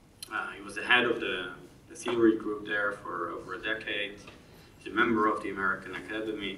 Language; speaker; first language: English; non-native, fluent; Spanish